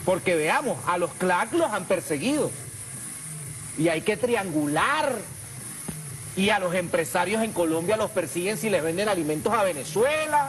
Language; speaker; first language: Spanish; native; Spanish